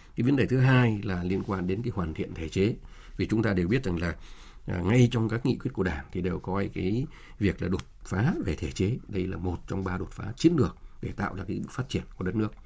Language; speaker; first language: Vietnamese; native; Vietnamese